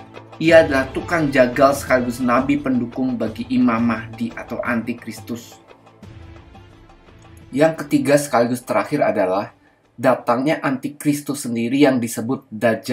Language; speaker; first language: Indonesian; native; Indonesian